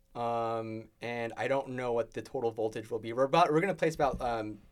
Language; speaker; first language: English; native; English